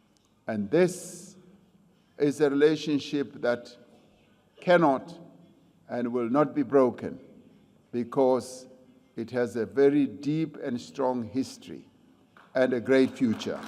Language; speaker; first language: English; non-native, local second language; Venda